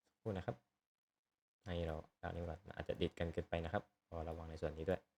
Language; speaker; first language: Thai; native; Thai